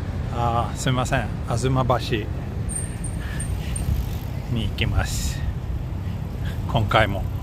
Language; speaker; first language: Japanese; non-native, fluent; Swedish